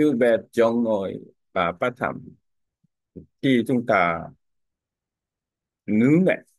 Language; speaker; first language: Vietnamese; non-native, learner; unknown